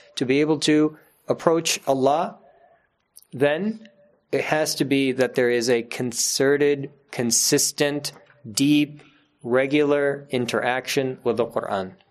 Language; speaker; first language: English; native; English